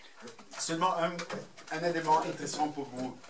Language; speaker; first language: French; non-native, fluent; German